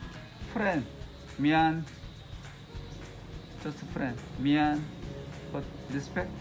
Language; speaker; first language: English; non-native, learner; Korean